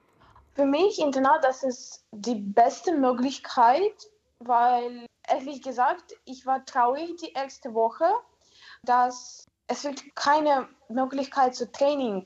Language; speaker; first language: German; non-native, learner; Ukrainian